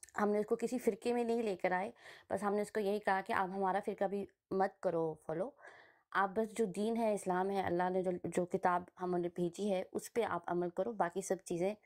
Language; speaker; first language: Hindi; early bilingual, heritage; Hindi